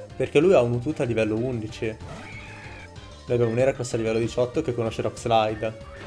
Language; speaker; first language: Italian; native; Italian